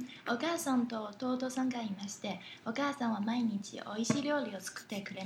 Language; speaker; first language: Japanese; non-native, learner; Chinese